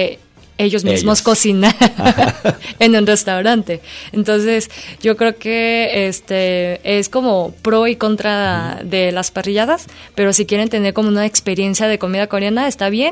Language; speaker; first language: Spanish; non-native, fluent; Korean